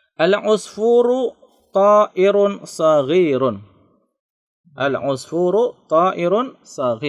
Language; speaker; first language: Arabic; non-native, fluent; Indonesian